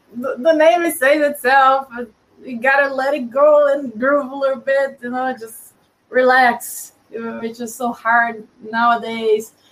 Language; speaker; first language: English; non-native, fluent; Portuguese